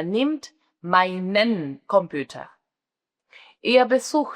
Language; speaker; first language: German; non-native, fluent; Spanish